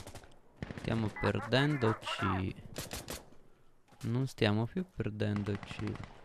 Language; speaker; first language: Italian; native; Italian